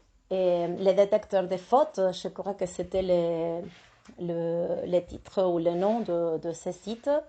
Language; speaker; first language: French; non-native, fluent; Spanish